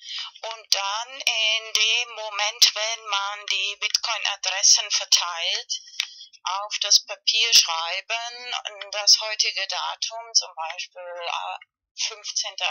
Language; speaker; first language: German; non-native, learner; Spanish